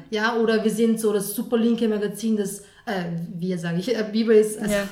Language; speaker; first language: German; early bilingual, other home language; Serbian